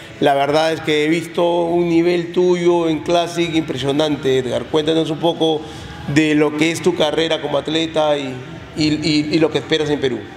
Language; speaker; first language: Spanish; native; Spanish